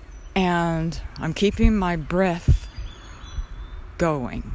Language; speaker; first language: English; native; English